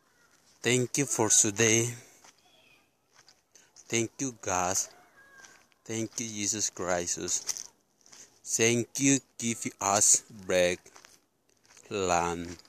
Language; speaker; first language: English; non-native, learner; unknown